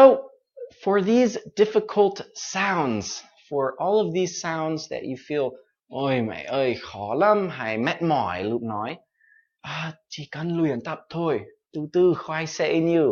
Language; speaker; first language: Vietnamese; non-native, fluent; English